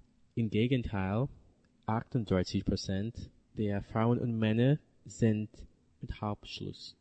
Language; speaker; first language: German; non-native, learner; English